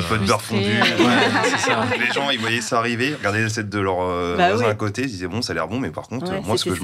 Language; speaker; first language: French; native; French